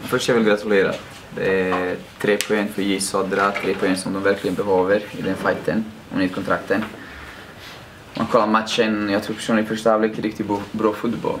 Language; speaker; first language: Swedish; non-native, fluent; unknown